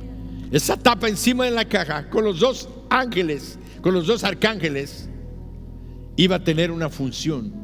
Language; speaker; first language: Spanish; native; Spanish